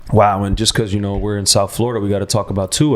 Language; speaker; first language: English; native; English